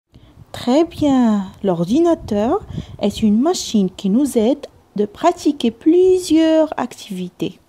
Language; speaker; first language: French; non-native, local second language; Arabic